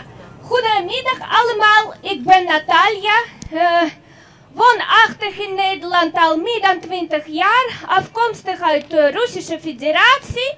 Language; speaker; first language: Dutch; non-native, fluent; Russian